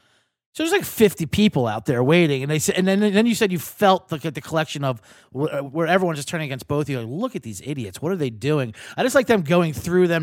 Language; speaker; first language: English; native; English